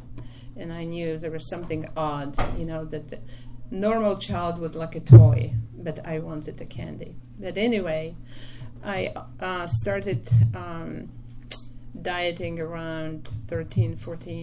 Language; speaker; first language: English; non-native, fluent; Polish